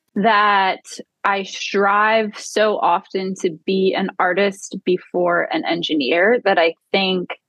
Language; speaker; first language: English; native; English